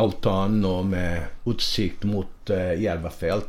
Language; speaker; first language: Swedish; non-native, fluent; Portuguese